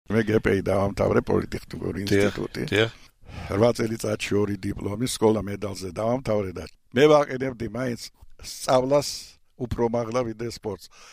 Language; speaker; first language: Georgian; non-native, local second language; Russian